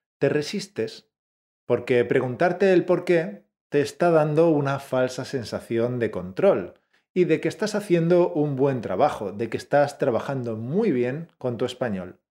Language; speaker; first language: Spanish; native; Spanish